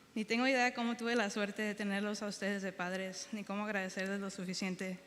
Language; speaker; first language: Spanish; early bilingual, heritage; Spanish